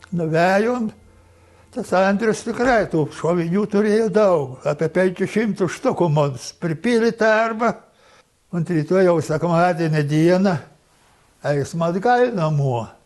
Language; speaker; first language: Lithuanian; native; Lithuanian